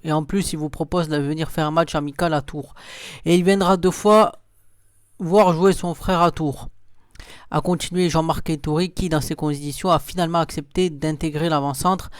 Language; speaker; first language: French; native; French